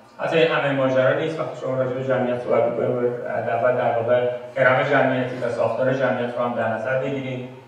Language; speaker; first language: Persian; native; Persian